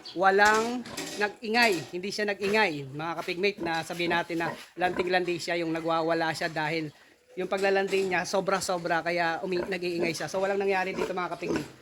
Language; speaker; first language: Filipino; native; Filipino